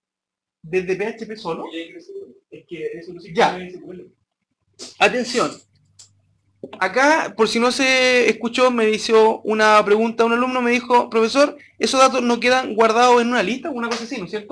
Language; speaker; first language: Spanish; native; Spanish